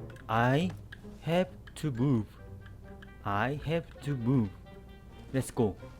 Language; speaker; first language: English; non-native, learner; Korean